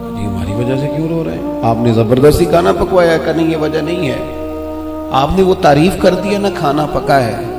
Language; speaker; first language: Urdu; non-native, local second language; Punjabi